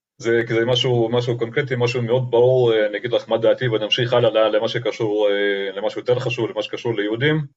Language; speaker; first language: Hebrew; non-native, fluent; Russian